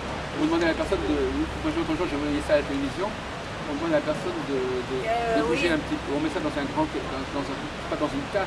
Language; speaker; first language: French; native; French